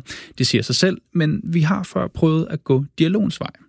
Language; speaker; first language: Danish; native; Danish